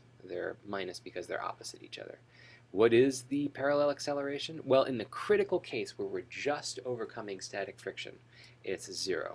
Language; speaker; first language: English; native; English